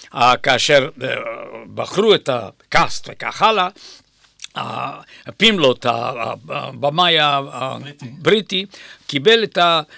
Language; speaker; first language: Hebrew; non-native, fluent; Bulgarian